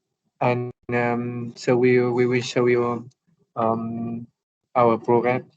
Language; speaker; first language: English; non-native, learner; Vietnamese